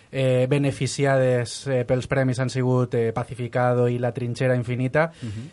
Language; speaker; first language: Catalan; native; Catalan